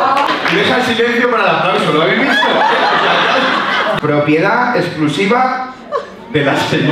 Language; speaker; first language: Spanish; native; Spanish